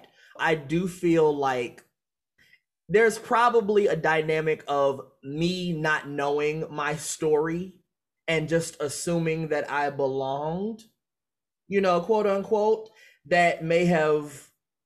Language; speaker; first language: English; native; English